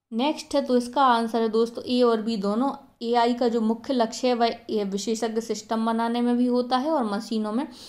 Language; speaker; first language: Hindi; native; Hindi